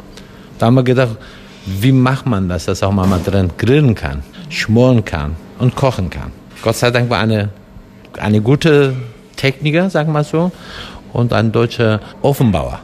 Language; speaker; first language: German; non-native, fluent; Turkish